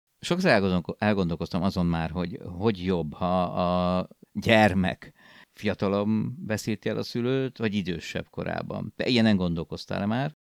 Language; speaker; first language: Hungarian; native; Hungarian